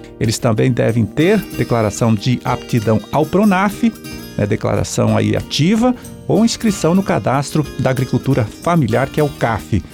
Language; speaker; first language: Portuguese; native; Portuguese